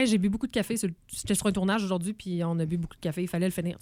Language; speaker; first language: French; native; French